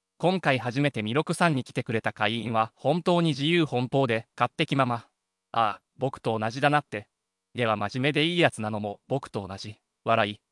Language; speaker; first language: Japanese; native; Japanese